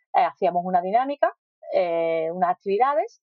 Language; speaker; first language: Spanish; native; Spanish